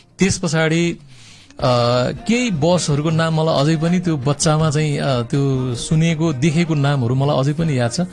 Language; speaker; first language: Nepali; non-native, local second language; Gurung